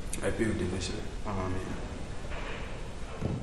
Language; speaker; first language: Italian; non-native, learner; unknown